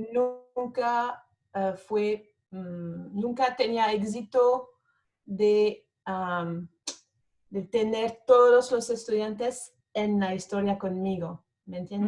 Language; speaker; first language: Spanish; non-native, fluent; French